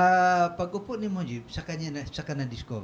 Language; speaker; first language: Filipino; non-native, local second language; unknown